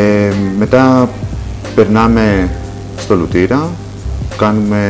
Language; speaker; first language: Greek; native; Greek